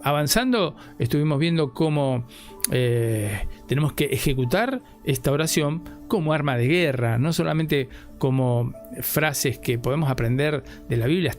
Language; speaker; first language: Spanish; native; Spanish